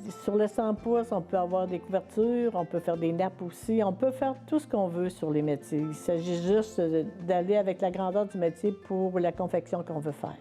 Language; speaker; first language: French; native; French